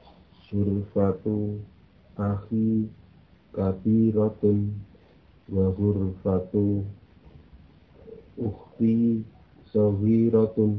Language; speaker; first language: Arabic; non-native, learner; Indonesian